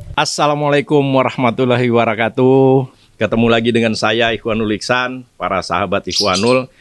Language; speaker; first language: Indonesian; native; Indonesian